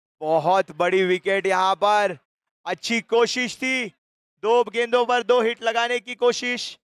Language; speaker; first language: Hindi; non-native, local second language; Gujarati